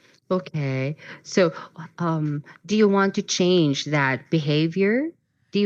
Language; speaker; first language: English; non-native, fluent; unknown